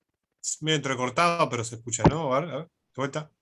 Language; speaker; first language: Spanish; native; Spanish